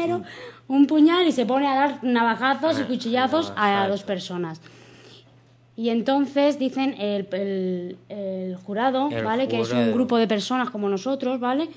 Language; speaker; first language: Spanish; native; Spanish